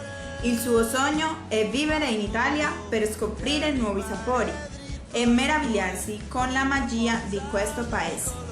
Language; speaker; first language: Italian; non-native, learner; Spanish